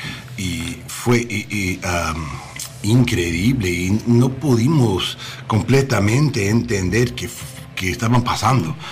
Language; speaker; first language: Spanish; non-native, learner; English